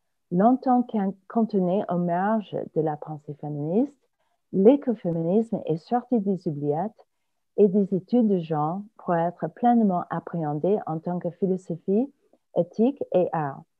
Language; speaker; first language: French; non-native, fluent; English